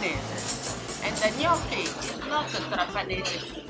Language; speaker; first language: English; non-native, learner; Italian